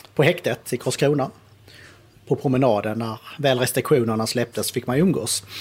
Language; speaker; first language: Swedish; native; Swedish